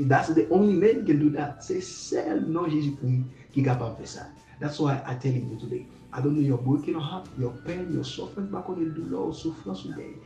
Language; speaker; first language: English; non-native, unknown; Haitian Creole